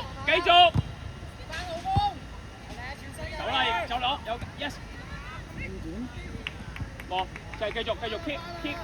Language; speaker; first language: Cantonese; native; Cantonese